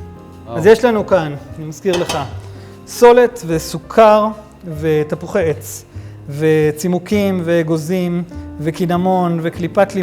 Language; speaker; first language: Hebrew; native; Hebrew